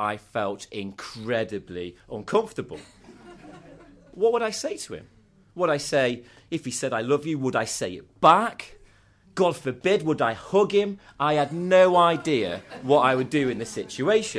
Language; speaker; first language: English; native; English